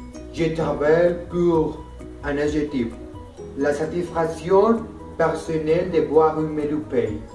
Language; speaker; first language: French; non-native, learner; Spanish